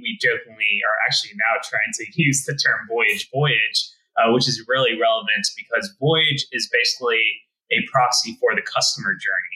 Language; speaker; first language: English; native; English